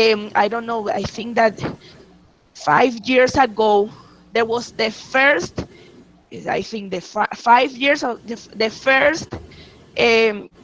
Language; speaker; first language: English; non-native, learner; Spanish